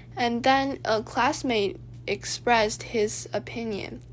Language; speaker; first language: English; non-native, fluent; Chinese